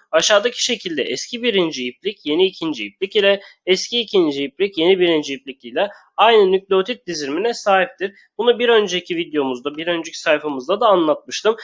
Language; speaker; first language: Turkish; native; Turkish